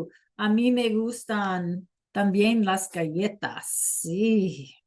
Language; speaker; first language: Spanish; non-native, fluent; English